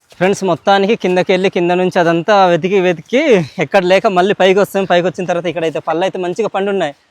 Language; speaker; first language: Telugu; native; Telugu